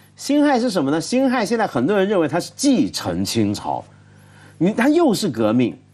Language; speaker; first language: Chinese; native; Chinese